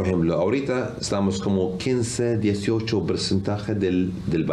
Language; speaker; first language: Spanish; non-native, learner; Arabic